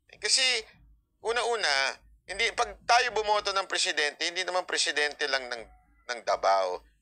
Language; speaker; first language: Filipino; native; Filipino